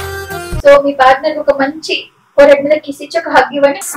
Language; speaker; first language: Telugu; native; Telugu